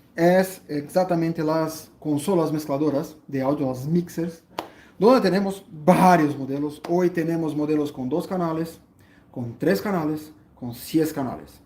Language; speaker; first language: Spanish; non-native, fluent; Portuguese